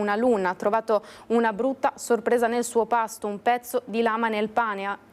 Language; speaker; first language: Italian; native; Italian